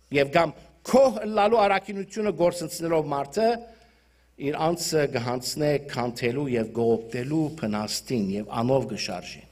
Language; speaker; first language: Armenian; early bilingual, heritage; Armenian